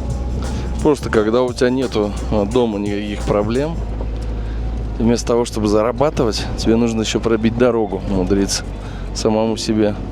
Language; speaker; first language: Russian; native; Russian